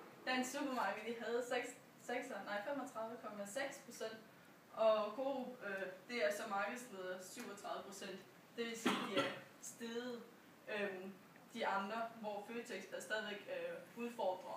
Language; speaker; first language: Danish; native; Danish